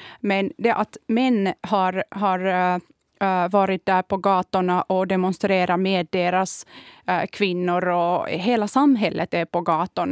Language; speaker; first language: Swedish; non-native, fluent; Kurdish